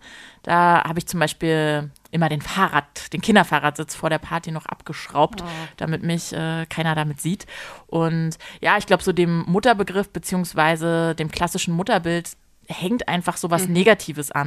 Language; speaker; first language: German; native; German